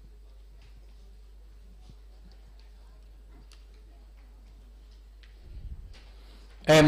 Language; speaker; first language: Indonesian; native; Indonesian